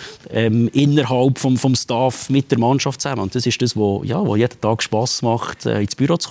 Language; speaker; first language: German; native; German